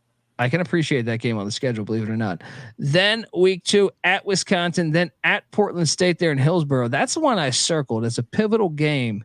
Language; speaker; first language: English; native; English